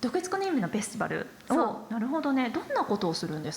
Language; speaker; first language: Japanese; native; Japanese